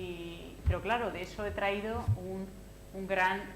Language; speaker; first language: Spanish; native; Spanish